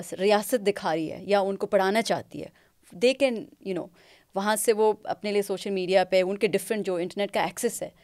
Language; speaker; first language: Urdu; non-native, local second language; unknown